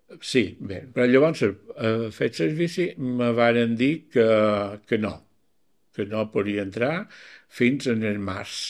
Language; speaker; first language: Catalan; native; Catalan